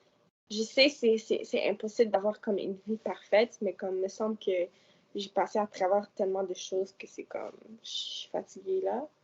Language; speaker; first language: French; non-native, local second language; English